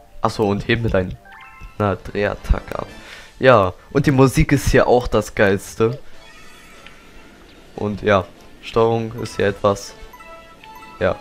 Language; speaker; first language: German; native; German